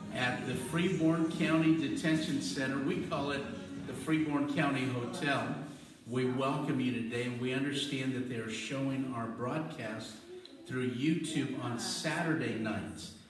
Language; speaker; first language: English; native; English